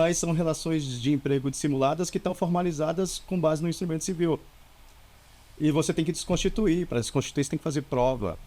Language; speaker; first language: Portuguese; native; Portuguese